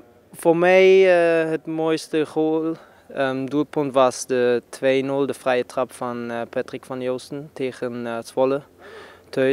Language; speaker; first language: Dutch; non-native, learner; German